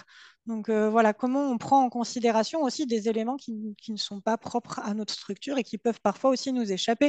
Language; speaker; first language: French; native; French